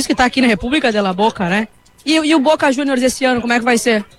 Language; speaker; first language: Portuguese; native; Portuguese